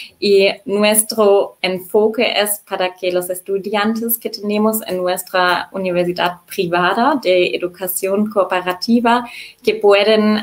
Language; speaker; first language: Spanish; non-native, fluent; German